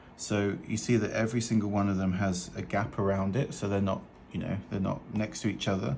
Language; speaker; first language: English; native; English